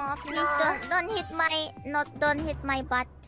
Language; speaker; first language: English; non-native, learner; Indonesian